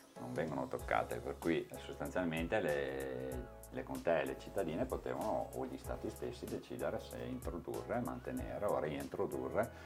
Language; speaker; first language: Italian; native; Italian